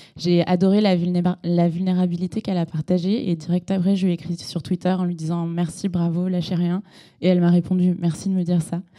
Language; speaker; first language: French; native; French